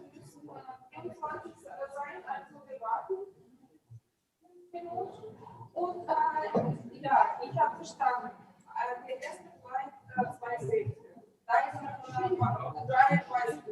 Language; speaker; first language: German; non-native, fluent; Russian